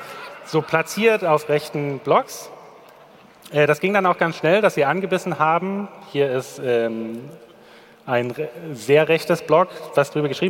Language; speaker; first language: German; native; German